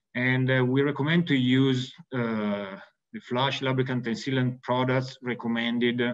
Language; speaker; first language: English; non-native, fluent; Italian